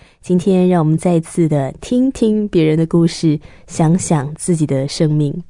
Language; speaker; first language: Chinese; native; Chinese